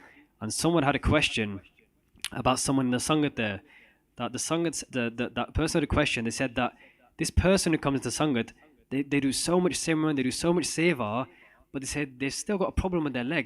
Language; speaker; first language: English; non-native, local second language; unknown